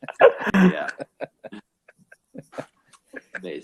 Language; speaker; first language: English; non-native, local second language; Spanish